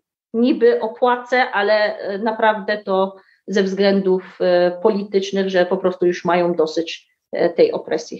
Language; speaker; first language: Polish; early bilingual, heritage; Arabic